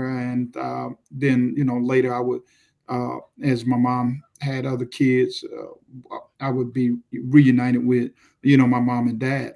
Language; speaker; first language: English; native; English